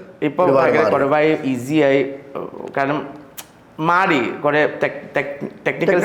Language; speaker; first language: Malayalam; non-native, learner; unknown